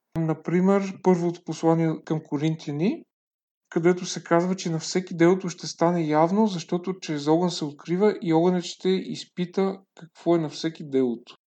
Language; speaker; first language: Bulgarian; native; Bulgarian